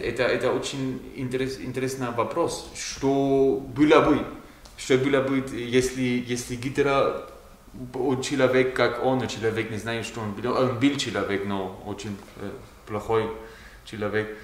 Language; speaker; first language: Russian; non-native, learner; German